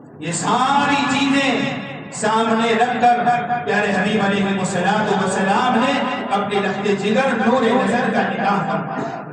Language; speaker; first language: Urdu; non-native, local second language; Gujarati